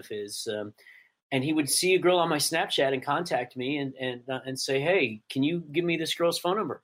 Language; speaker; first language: English; native; English